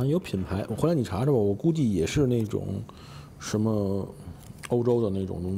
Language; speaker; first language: Chinese; native; Chinese